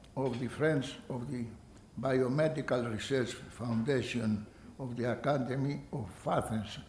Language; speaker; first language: English; non-native, fluent; Greek